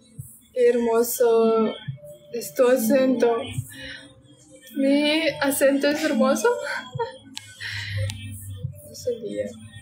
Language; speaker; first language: Spanish; non-native, learner; Russian